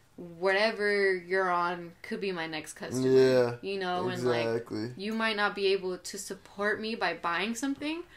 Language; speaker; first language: English; native; English